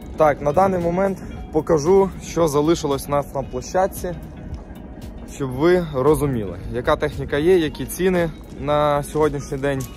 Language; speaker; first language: Ukrainian; non-native, local second language; Russian